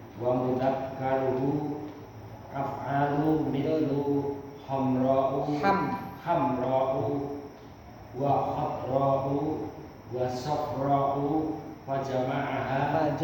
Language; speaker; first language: Arabic; non-native, learner; Indonesian